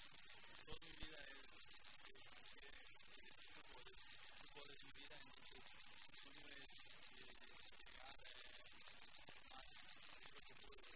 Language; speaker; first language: Spanish; non-native, fluent; Portuguese